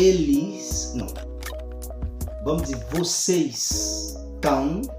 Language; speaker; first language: Portuguese; non-native, fluent; Haitian Creole